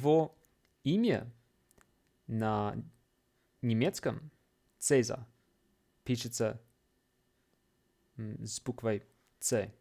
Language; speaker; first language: Russian; non-native, fluent; English